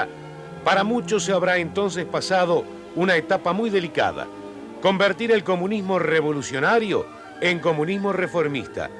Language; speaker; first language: Spanish; native; Spanish